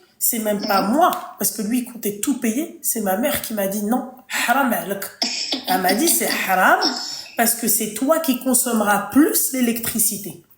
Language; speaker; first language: French; early bilingual, other home language; Arabic